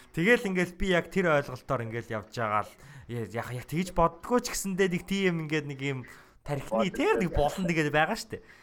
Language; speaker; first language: Mongolian; native; Mongolian